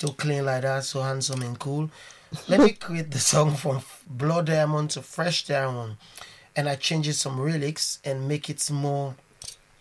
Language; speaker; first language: English; non-native, local second language; Krio